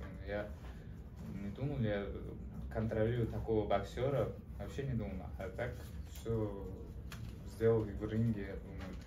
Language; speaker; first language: Russian; non-native, learner; Uzbek